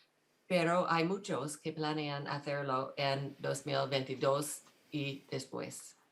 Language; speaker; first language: Spanish; non-native, fluent; English